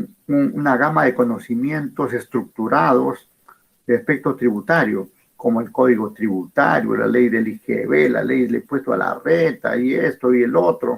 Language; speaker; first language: Spanish; native; Spanish